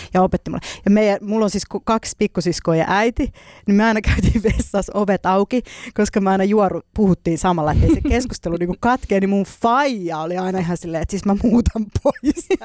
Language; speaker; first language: Finnish; native; Finnish